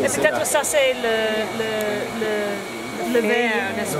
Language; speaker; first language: French; non-native, fluent; English